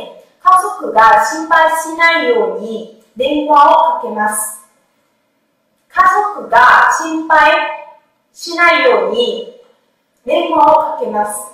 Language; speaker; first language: Japanese; non-native, fluent; Vietnamese